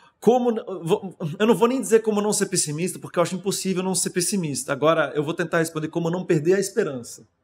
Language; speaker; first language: Portuguese; non-native, fluent; German